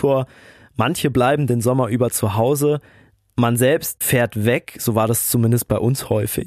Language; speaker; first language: German; native; German